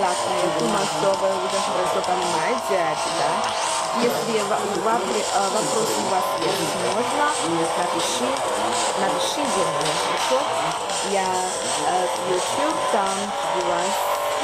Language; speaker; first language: Russian; non-native, learner; Chinese